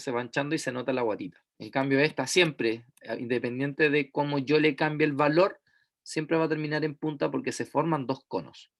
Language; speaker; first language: Spanish; native; Spanish